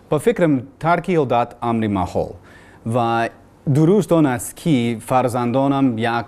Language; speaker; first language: Persian; non-native, learner; English